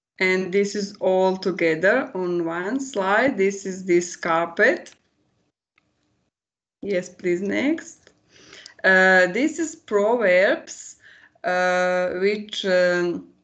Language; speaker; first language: English; non-native, learner; Croatian